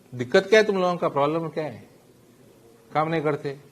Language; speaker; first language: Hindi; non-native, local second language; Telugu